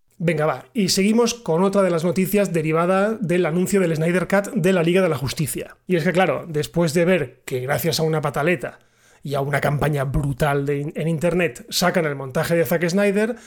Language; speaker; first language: Spanish; native; Spanish